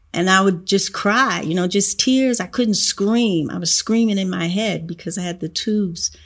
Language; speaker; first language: English; native; English